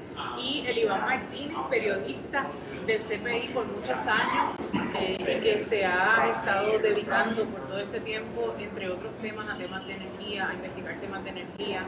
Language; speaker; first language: Spanish; native; Spanish